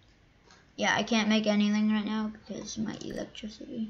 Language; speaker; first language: English; native; English